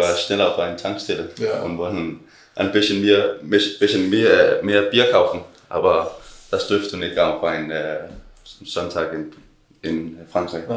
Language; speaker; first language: German; non-native, learner; Danish